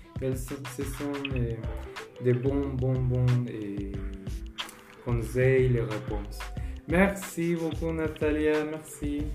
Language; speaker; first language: French; non-native, fluent; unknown